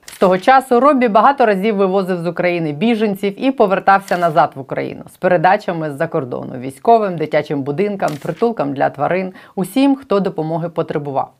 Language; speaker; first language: Ukrainian; native; Ukrainian